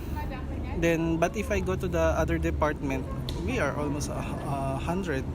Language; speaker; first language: English; non-native, learner; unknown